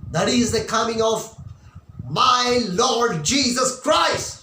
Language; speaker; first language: English; non-native, local second language; Tamil